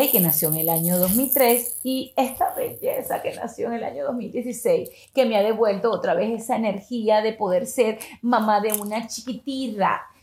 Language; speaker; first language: Spanish; native; Spanish